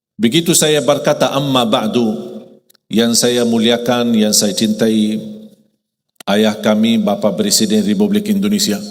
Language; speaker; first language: Malay; non-native, fluent; Arabic